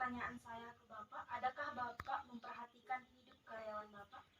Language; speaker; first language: Indonesian; native; Indonesian